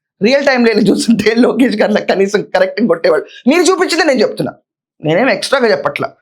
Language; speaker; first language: Telugu; native; Telugu